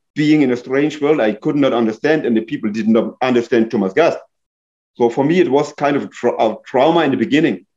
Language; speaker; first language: English; non-native, fluent; German